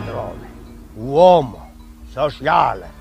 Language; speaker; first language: Italian; non-native, learner; Swiss German